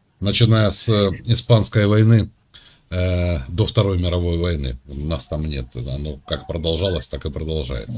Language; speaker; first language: Russian; native; Russian